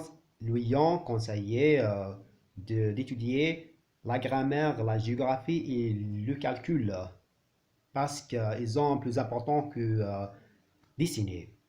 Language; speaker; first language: French; non-native, learner; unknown